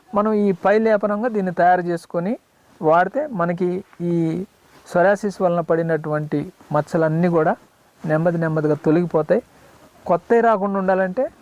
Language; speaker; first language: Telugu; non-native, local second language; Koya